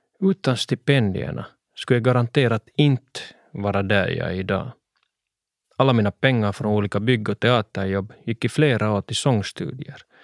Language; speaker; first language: Swedish; native; Swedish